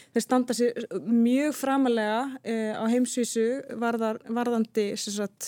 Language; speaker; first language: Icelandic; non-native, fluent; Dutch